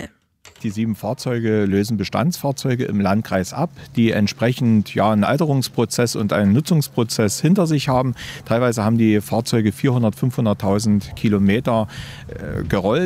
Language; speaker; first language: German; native; German